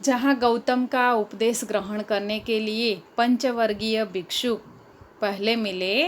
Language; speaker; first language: Hindi; non-native, local second language; Gujarati